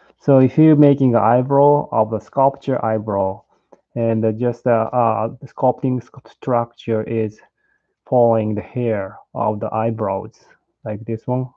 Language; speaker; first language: English; non-native, learner; Japanese